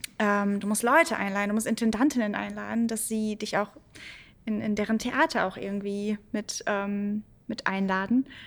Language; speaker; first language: German; early bilingual, other home language; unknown